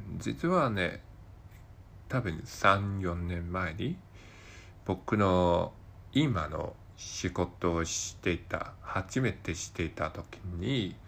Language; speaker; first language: Japanese; non-native, learner; Cantonese